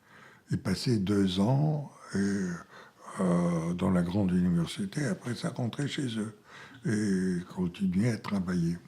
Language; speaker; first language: French; non-native, fluent; Bulgarian